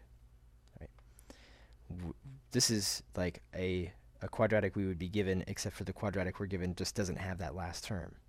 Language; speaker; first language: English; native; English